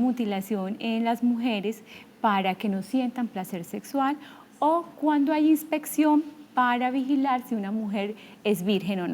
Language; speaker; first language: Spanish; native; Spanish